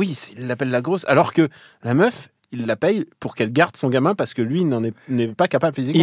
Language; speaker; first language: French; native; French